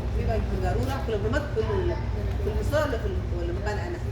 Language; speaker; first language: Arabic; native; Arabic